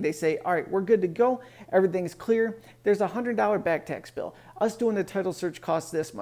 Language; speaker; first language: English; native; English